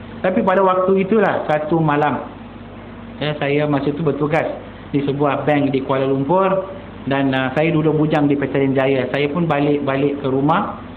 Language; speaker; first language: Malay; non-native, local second language; Tamil